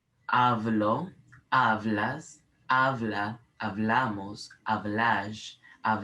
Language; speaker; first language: Spanish; non-native, learner; English